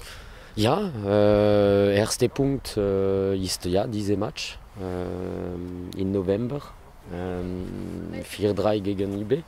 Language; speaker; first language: German; non-native, learner; French